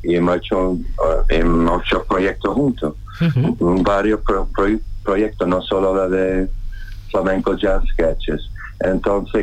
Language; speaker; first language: Spanish; non-native, fluent; English